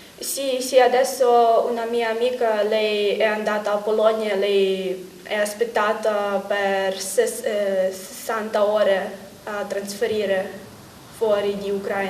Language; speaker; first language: Italian; non-native, learner; Ukrainian